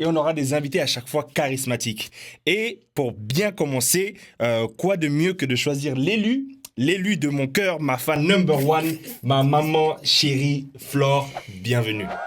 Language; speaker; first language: French; native; French